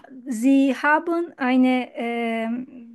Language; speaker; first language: German; non-native, learner; Turkish